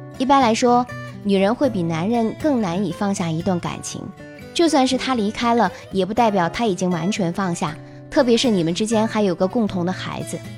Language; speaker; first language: Chinese; native; Chinese